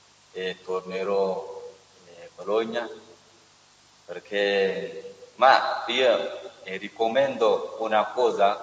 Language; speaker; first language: Italian; non-native, learner; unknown